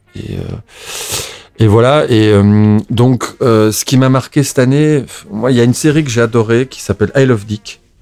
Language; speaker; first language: French; native; French